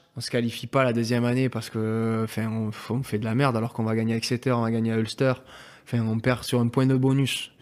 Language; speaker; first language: French; native; French